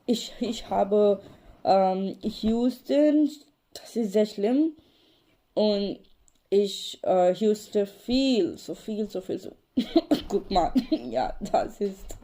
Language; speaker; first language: German; non-native, learner; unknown